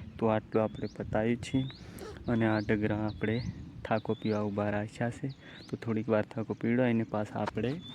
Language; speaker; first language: Gujarati; non-native, local second language; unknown